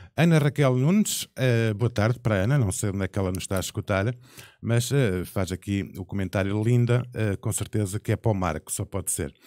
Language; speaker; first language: Portuguese; native; Portuguese